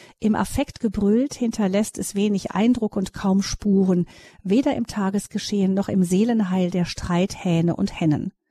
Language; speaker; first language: German; native; German